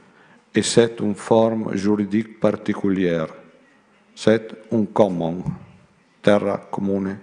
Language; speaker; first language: French; non-native, learner; Italian